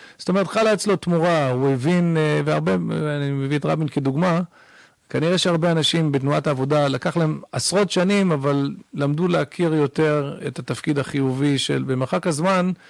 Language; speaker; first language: Hebrew; early bilingual, other home language; English